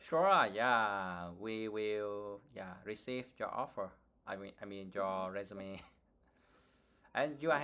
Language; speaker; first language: English; non-native, learner; Vietnamese